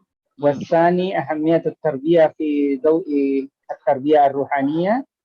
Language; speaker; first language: Arabic; non-native, fluent; Indonesian